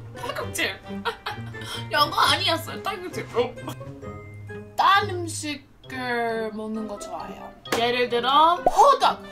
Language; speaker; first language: Korean; non-native, learner; English